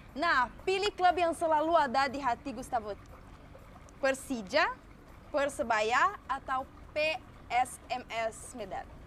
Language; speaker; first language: Indonesian; non-native, fluent; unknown